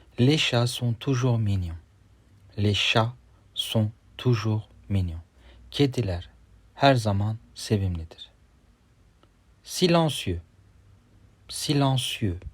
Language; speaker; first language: French; non-native, fluent; Turkish